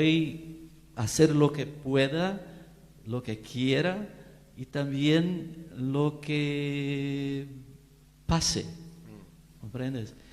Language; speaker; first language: Spanish; non-native, fluent; Portuguese